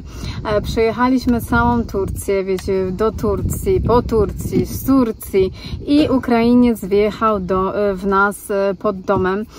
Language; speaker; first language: Polish; native; Polish